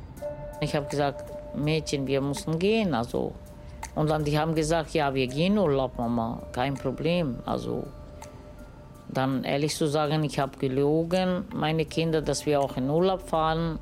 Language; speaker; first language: German; non-native, learner; Romany